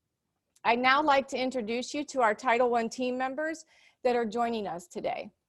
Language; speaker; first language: English; native; English